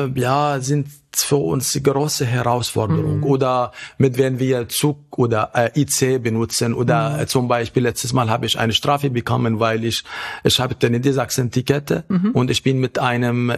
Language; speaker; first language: German; non-native, fluent; Arabic